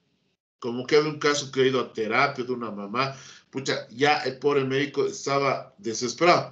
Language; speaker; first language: Spanish; native; Spanish